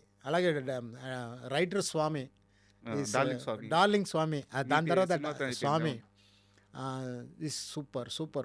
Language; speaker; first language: Telugu; non-native, learner; Tamil